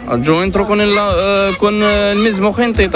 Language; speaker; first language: Spanish; non-native, learner; Arabic